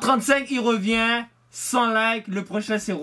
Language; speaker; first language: French; native; French